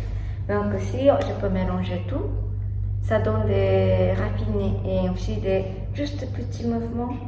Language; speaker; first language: French; non-native, learner; Japanese